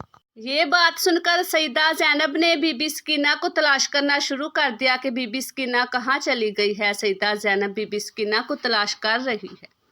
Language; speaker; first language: Urdu; native; Urdu